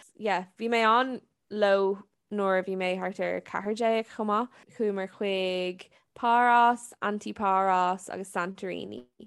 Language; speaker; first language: Irish; non-native, local second language; English